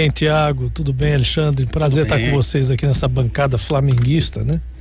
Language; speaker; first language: Portuguese; native; Portuguese